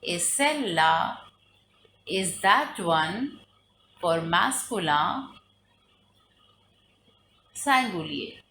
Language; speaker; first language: French; non-native, fluent; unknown